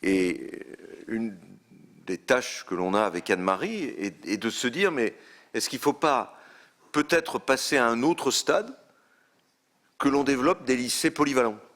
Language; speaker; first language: French; native; French